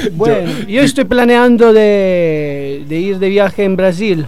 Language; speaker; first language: Spanish; non-native, learner; Italian